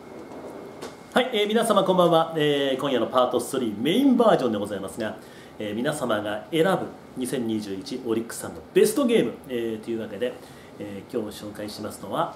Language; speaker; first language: Japanese; native; Japanese